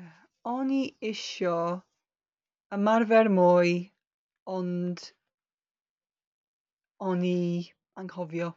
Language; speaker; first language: Welsh; non-native, learner; English